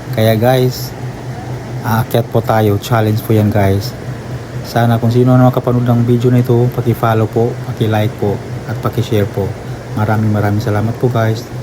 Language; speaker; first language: Filipino; non-native, local second language; Cebuano